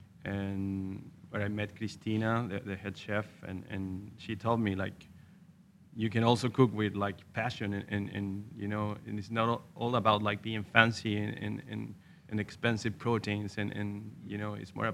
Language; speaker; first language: English; non-native, fluent; Spanish